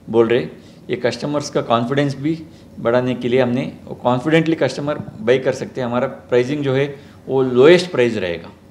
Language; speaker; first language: Hindi; non-native, local second language; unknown